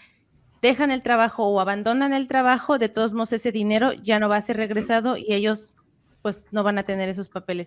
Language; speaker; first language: Spanish; native; Spanish